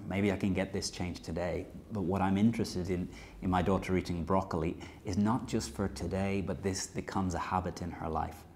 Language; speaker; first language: English; native; English